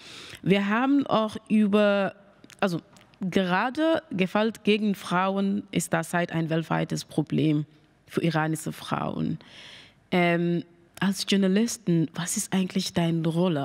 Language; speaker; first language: German; non-native, learner; Mandingo